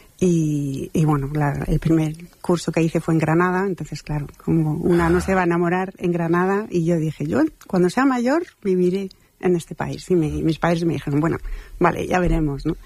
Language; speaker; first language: Spanish; non-native, fluent; French